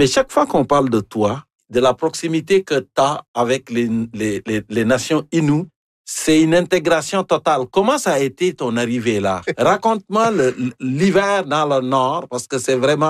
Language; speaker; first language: French; native; French